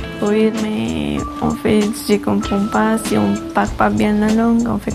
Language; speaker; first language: French; non-native, learner; Romanian